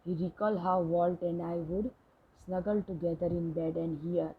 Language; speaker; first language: English; non-native, local second language; Gujarati